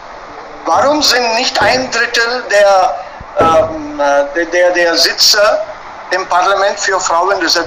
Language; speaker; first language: German; non-native, fluent; Hindi